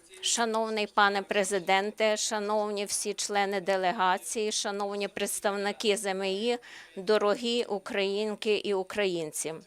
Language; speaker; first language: Ukrainian; non-native, learner; Slovenian